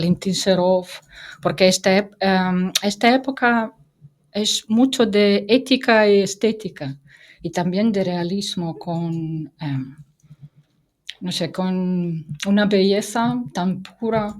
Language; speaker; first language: Spanish; non-native, fluent; Russian